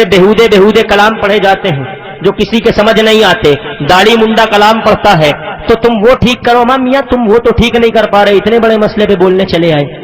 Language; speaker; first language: Urdu; native; Urdu